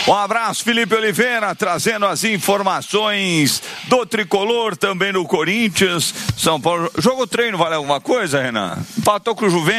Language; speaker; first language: Portuguese; native; Portuguese